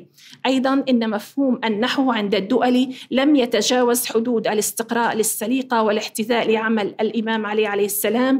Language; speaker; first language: Arabic; native; Arabic